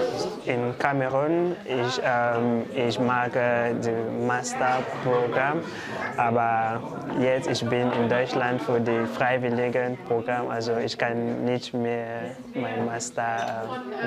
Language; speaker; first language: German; non-native, learner; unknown